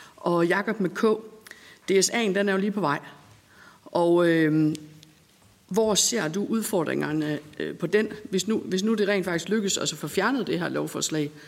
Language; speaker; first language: Danish; native; Danish